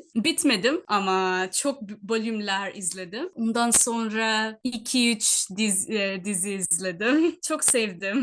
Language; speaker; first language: Turkish; non-native, fluent; Telugu